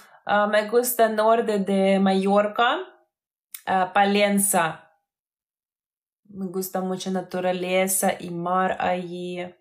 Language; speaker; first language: Spanish; non-native, learner; Ukrainian